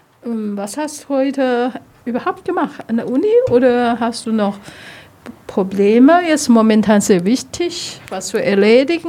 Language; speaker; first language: German; non-native, learner; Chinese